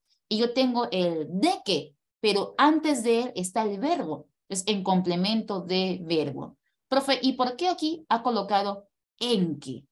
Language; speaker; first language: Spanish; native; Spanish